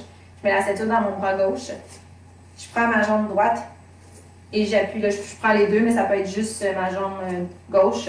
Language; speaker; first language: French; native; French